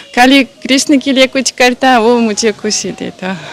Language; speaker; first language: Hindi; non-native, learner; Russian